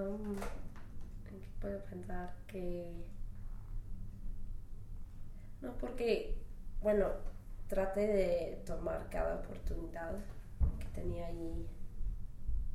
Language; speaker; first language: Spanish; non-native, fluent; English